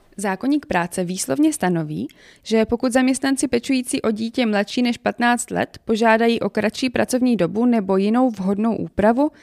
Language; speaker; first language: Czech; native; Czech